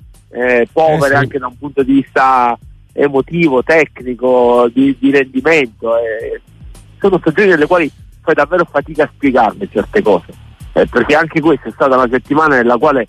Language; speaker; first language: Italian; native; Italian